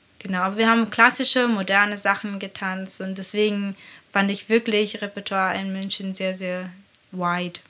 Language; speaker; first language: German; non-native, fluent; Latvian